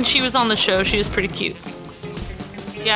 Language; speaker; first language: English; native; English